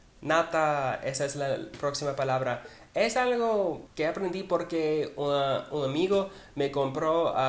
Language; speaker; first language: Spanish; non-native, learner; English